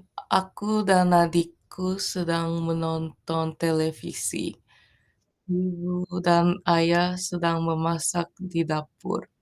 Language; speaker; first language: Indonesian; non-native, learner; Japanese